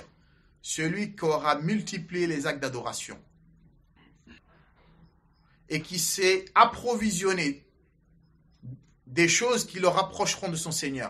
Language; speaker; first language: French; native; French